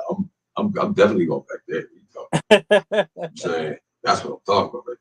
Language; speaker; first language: English; native; English